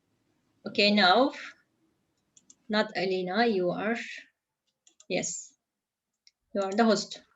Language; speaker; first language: English; non-native, fluent; Turkish